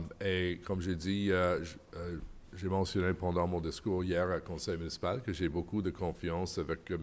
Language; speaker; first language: French; non-native, local second language; English